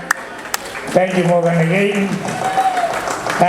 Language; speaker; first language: Tamil; native; Tamil